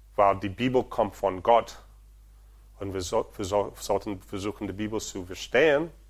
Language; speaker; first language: German; non-native, fluent; Portuguese